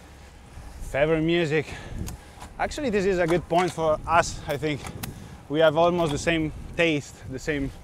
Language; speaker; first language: English; non-native, fluent; Italian